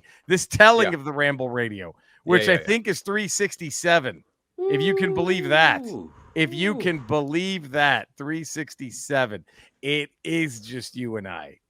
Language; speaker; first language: English; native; English